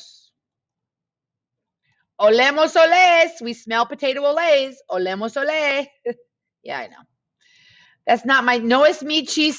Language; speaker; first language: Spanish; non-native, fluent; English